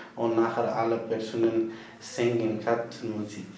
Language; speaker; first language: German; non-native, learner; Persian